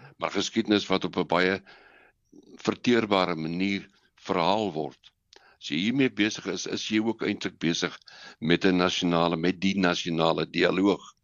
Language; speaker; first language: Afrikaans; native; Afrikaans